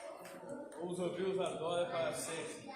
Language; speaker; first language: Portuguese; native; Portuguese